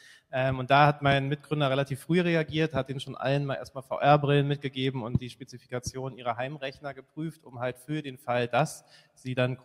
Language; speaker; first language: German; native; German